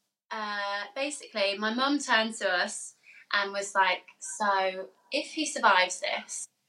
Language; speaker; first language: English; native; English